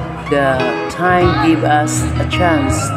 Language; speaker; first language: English; non-native, local second language; Cebuano